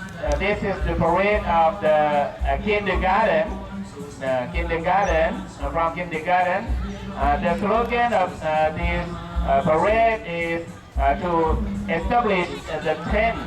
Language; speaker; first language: English; non-native, learner; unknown